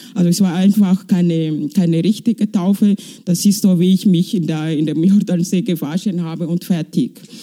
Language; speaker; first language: German; non-native, fluent; Kinyarwanda